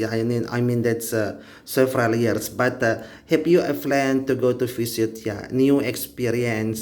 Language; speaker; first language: English; non-native, learner; Indonesian